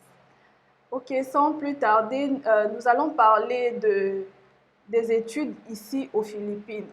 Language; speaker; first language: French; non-native, local second language; Lingala